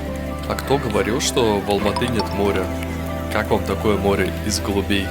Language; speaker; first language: Russian; native; Russian